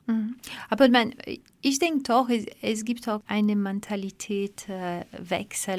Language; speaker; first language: German; non-native, fluent; French